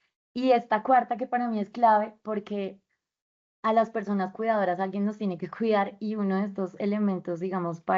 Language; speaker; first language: Spanish; native; Spanish